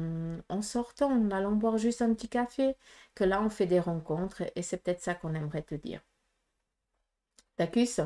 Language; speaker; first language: French; native; French